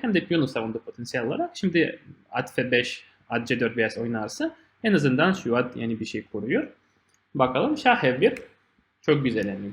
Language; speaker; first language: Turkish; non-native, fluent; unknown